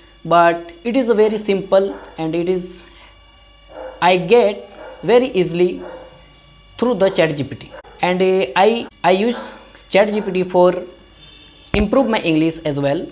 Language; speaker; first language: English; non-native, learner; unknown